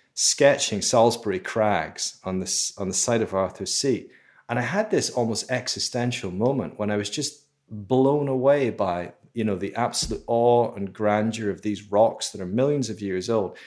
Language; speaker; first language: English; native; English